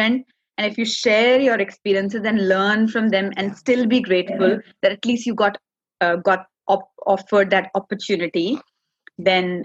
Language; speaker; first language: English; non-native, local second language; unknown